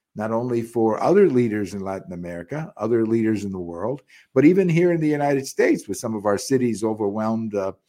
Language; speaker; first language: English; native; English